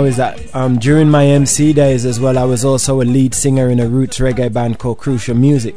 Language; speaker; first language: English; native; English